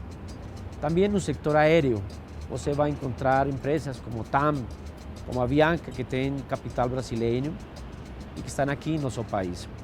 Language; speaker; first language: Portuguese; non-native, fluent; Spanish